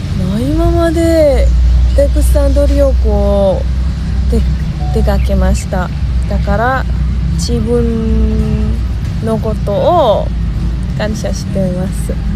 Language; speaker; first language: Japanese; non-native, learner; Indonesian